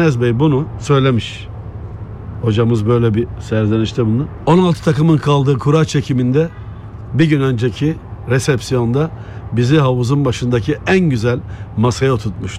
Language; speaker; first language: Turkish; native; Turkish